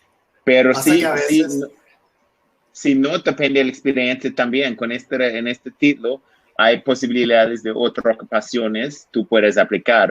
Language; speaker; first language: Spanish; non-native, learner; English